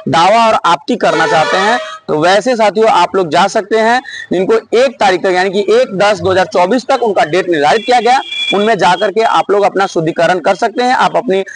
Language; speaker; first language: Hindi; native; Hindi